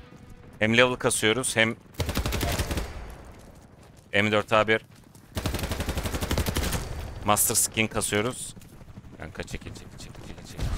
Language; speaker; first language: Turkish; native; Turkish